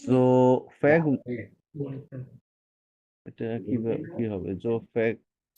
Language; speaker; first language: French; non-native, learner; Bangla